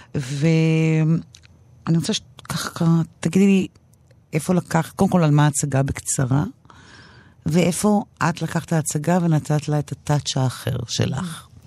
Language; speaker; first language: Hebrew; native; Hebrew